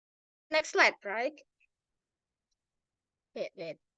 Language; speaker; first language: English; non-native, learner; Indonesian